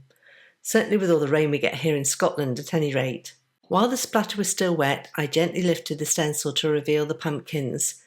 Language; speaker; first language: English; native; English